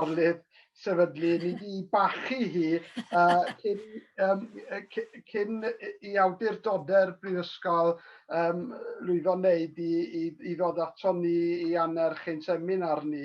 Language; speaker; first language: Welsh; native; Welsh